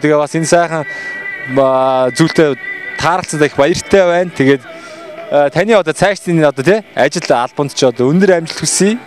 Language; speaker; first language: Mongolian; native; Mongolian